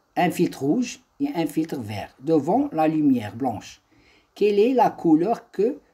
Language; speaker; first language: French; non-native, local second language; Arabic